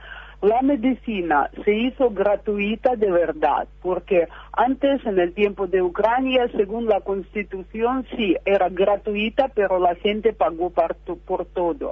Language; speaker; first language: Spanish; non-native, fluent; Russian